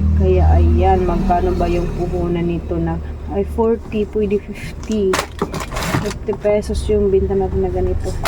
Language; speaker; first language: Filipino; non-native, local second language; Waray